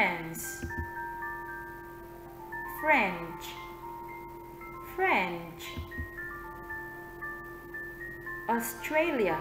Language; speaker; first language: English; non-native, fluent; Vietnamese